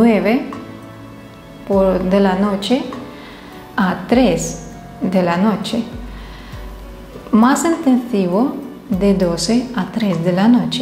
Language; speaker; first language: Spanish; non-native, fluent; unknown